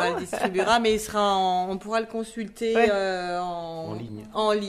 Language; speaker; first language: French; native; French